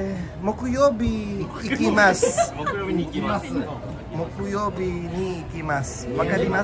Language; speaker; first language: Japanese; non-native, learner; English